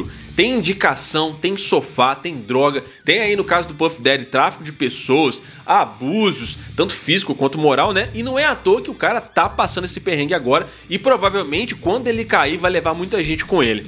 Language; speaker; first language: Portuguese; native; Portuguese